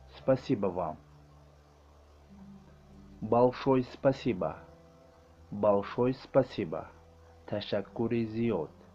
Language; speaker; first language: Russian; non-native, learner; Tajik